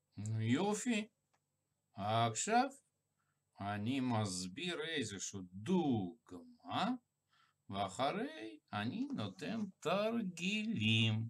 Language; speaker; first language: Hebrew; non-native, fluent; Russian